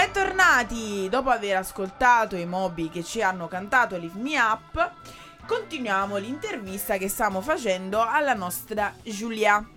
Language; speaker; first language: Italian; native; Italian